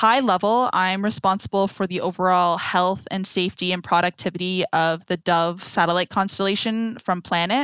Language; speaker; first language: English; native; English